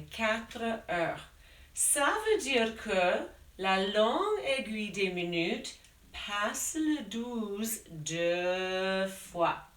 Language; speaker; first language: French; non-native, fluent; English